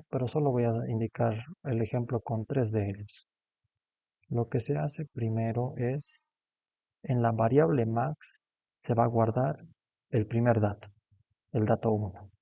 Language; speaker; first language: Spanish; native; Spanish